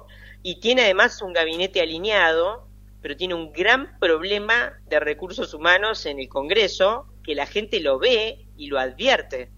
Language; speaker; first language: Spanish; native; Spanish